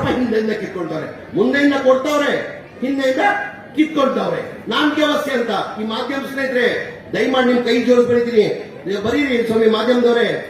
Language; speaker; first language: Kannada; non-native, local second language; Urdu